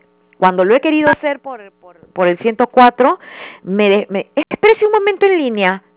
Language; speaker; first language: Spanish; native; Spanish